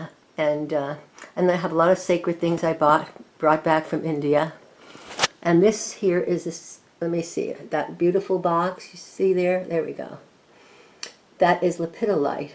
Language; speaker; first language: English; native; English